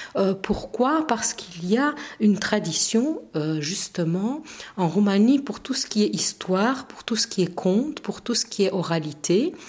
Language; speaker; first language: French; non-native, fluent; Romanian